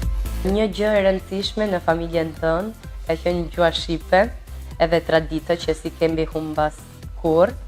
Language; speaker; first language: Albanian; early bilingual, heritage; Albanian